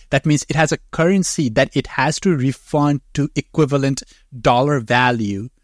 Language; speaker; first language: English; non-native, fluent; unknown